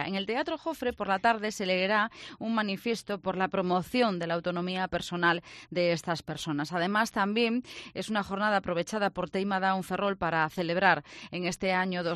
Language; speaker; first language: Spanish; native; Spanish